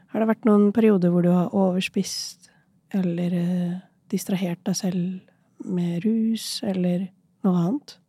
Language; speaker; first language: Norwegian; early bilingual, other home language; Urdu